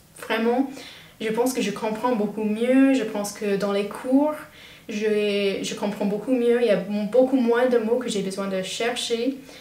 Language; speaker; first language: French; non-native, fluent; English